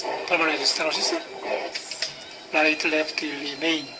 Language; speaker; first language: English; non-native, learner; Russian